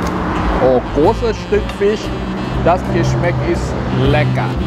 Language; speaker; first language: German; non-native, learner; Thai